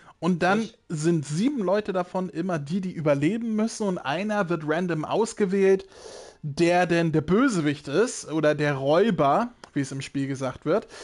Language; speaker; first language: German; native; German